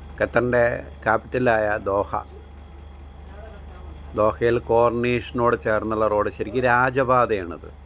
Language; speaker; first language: Malayalam; native; Malayalam